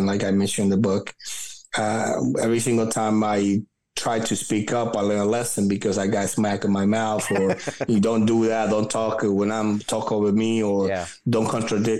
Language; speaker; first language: English; early bilingual, other home language; Spanish